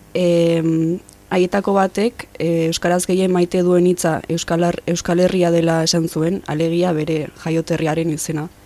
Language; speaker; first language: Basque; non-native, local second language; Spanish